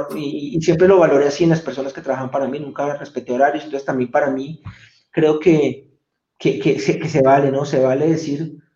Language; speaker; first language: Spanish; native; Spanish